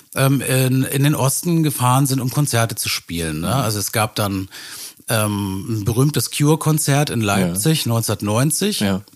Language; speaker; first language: German; native; German